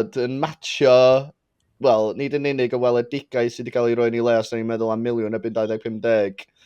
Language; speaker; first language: Welsh; native; Welsh